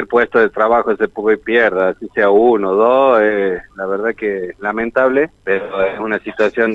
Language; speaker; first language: Spanish; native; Spanish